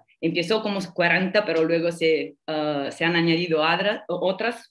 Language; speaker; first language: Spanish; non-native, fluent; Italian